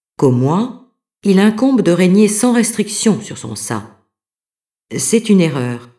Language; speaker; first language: French; native; French